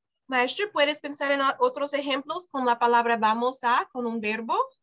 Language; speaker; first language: Spanish; non-native, fluent; English